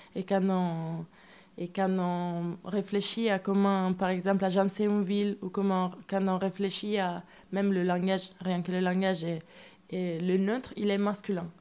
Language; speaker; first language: French; non-native, fluent; Italian